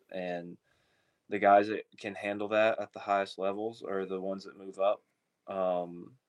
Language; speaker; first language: English; native; English